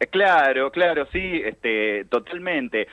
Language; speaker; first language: Spanish; native; Spanish